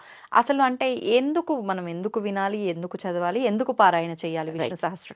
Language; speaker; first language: Telugu; native; Telugu